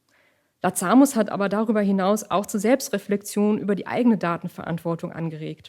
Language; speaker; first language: German; native; German